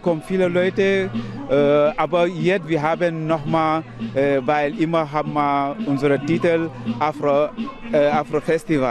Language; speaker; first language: German; non-native, learner; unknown